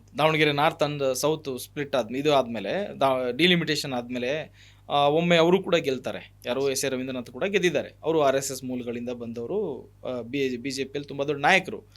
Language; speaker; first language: Kannada; native; Kannada